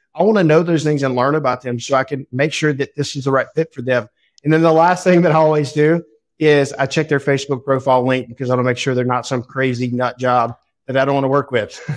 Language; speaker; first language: English; native; English